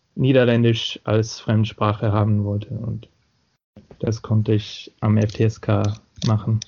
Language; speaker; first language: German; non-native, fluent; English